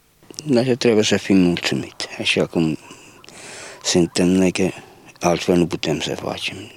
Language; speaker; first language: Romanian; non-native, local second language; Hungarian